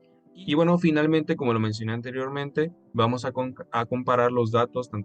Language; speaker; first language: Spanish; native; Spanish